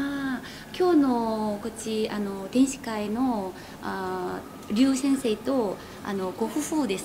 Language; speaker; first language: Japanese; non-native, learner; Korean